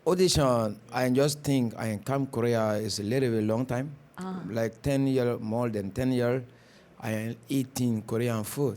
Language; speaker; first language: English; non-native, learner; Bambara